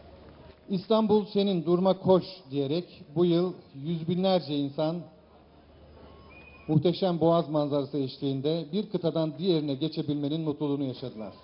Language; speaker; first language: Turkish; native; Turkish